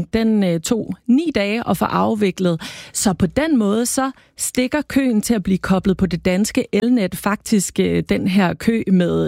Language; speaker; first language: Danish; native; Danish